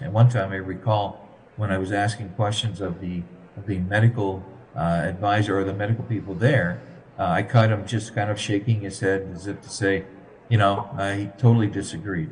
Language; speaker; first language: English; native; English